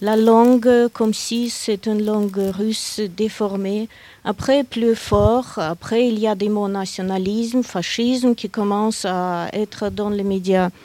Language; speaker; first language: French; non-native, fluent; Russian